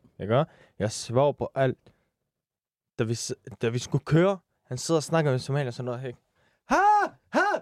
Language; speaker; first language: Danish; early bilingual, other home language; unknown